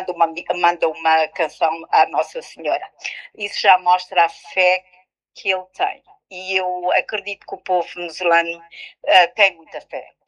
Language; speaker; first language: Portuguese; early bilingual, heritage; Portuguese